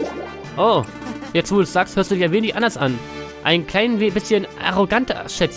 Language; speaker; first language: German; native; German